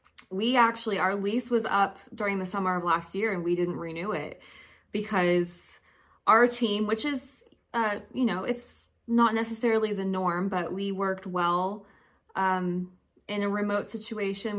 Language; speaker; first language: English; native; English